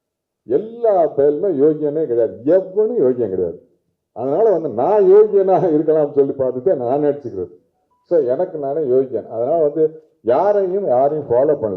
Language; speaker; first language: Tamil; native; Tamil